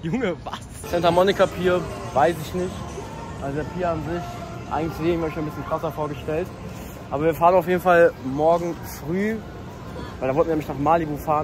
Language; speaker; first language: German; native; German